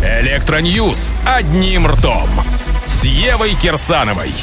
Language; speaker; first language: Russian; native; Russian